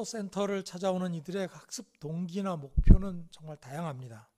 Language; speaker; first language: Korean; native; Korean